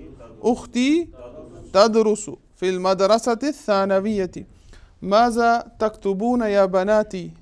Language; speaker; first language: Arabic; non-native, fluent; Urdu